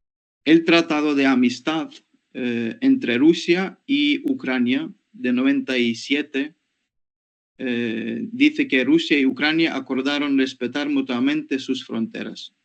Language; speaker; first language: Spanish; non-native, fluent; Ukrainian